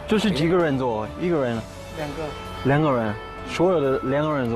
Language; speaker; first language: Chinese; non-native, learner; English